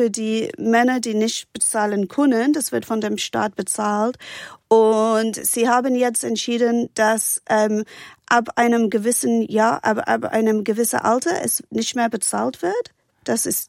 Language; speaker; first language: German; non-native, fluent; English